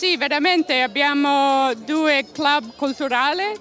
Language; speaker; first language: Italian; early bilingual, heritage; Italian